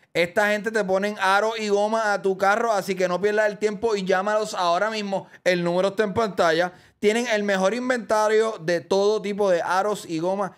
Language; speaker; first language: Spanish; native; Spanish